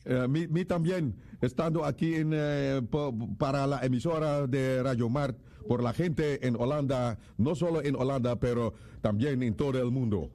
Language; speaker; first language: Spanish; non-native, learner; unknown